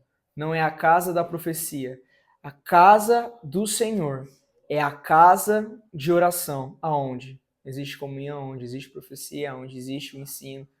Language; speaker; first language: Portuguese; native; Portuguese